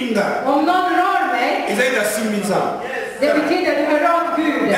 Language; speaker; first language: Swedish; non-native, fluent; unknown